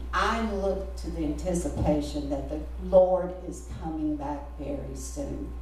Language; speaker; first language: English; native; English